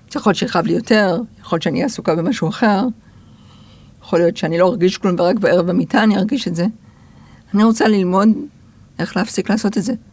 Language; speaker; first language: Hebrew; early bilingual, other home language; English